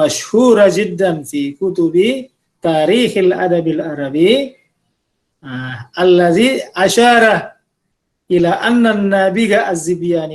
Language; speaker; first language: Arabic; non-native, fluent; Indonesian